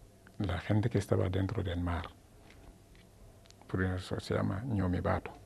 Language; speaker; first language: Spanish; non-native, learner; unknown